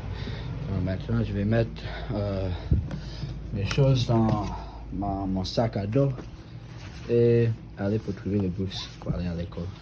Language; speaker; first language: French; non-native, fluent; English